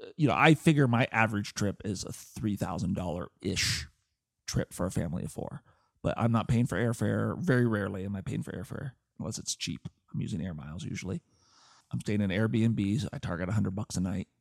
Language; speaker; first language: English; native; English